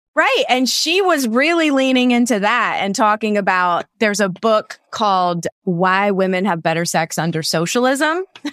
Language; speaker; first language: English; native; English